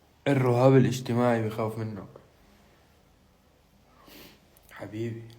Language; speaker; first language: Arabic; native; Arabic